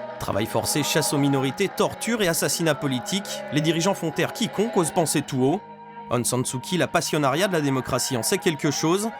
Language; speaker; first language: French; native; French